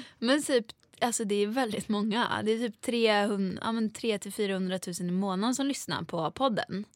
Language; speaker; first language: Swedish; native; Swedish